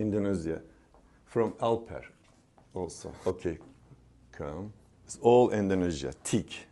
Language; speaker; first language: English; non-native, learner; Turkish